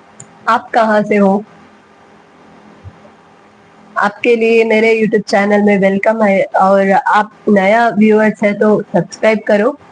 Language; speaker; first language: Hindi; non-native, local second language; Tulu